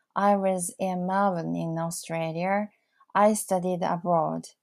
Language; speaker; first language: English; non-native, fluent; Japanese